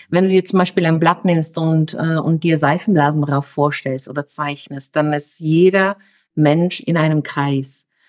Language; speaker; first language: German; early bilingual, other home language; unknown